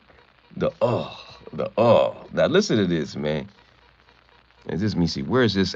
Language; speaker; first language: English; native; English